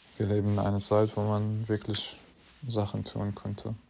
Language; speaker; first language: German; non-native, fluent; English